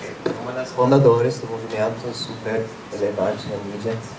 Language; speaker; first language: Portuguese; non-native, fluent; English